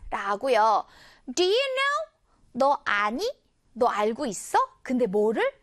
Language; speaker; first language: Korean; native; Korean